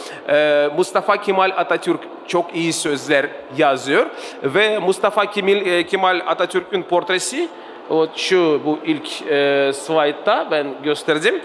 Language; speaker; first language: Turkish; non-native, fluent; Russian